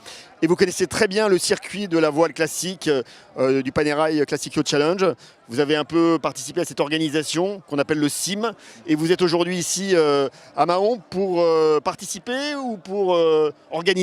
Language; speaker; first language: French; native; French